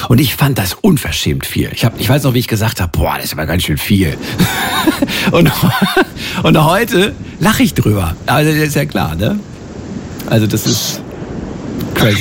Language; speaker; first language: German; native; German